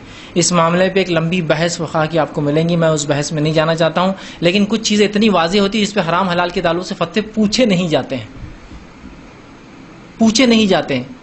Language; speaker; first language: Urdu; native; Urdu